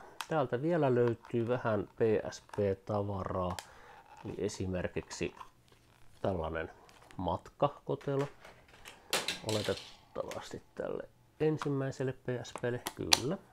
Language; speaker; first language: Finnish; native; Finnish